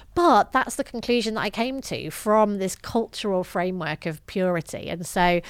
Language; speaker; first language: English; native; English